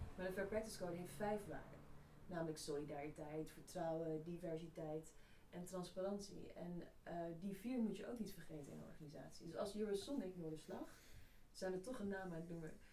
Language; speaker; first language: Dutch; native; Dutch